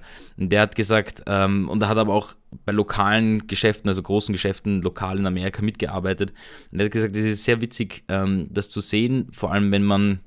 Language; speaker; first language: German; native; German